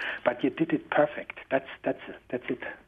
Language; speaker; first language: English; non-native, fluent; German